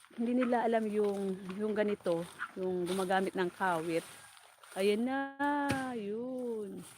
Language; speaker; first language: Filipino; non-native, local second language; Bikol